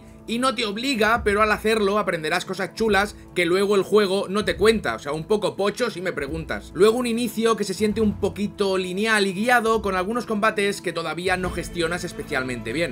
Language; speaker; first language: Spanish; native; Spanish